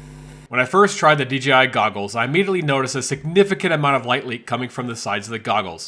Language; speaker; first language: English; native; English